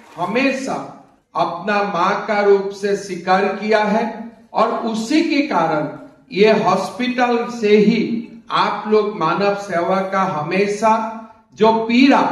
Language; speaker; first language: Hindi; non-native, local second language; Assamese